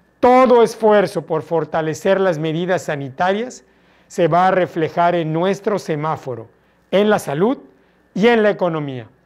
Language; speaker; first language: Spanish; native; Spanish